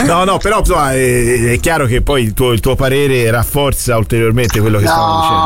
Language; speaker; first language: Italian; native; Italian